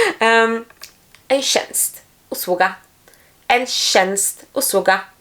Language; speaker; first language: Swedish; non-native, fluent; Polish